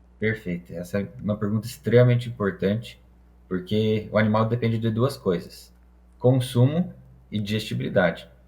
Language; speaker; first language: Portuguese; non-native, fluent; Hebrew